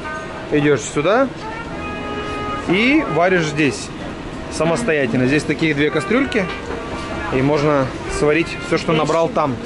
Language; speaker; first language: Russian; native; Russian